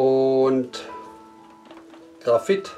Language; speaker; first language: German; native; German